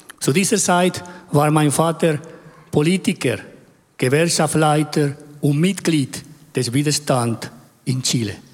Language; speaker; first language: German; non-native, fluent; Spanish